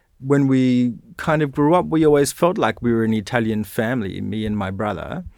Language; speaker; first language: English; native; English